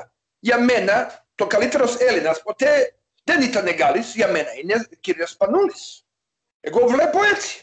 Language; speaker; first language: Greek; non-native, learner; Serbian